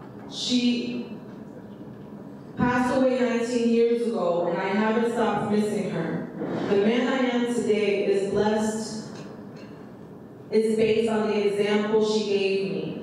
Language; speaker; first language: English; native; English